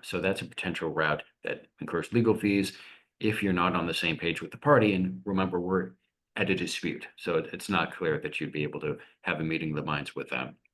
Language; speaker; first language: English; native; English